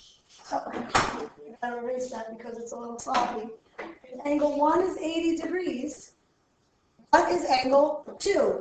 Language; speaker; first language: English; native; English